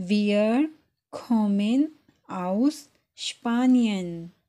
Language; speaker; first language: German; non-native, fluent; Urdu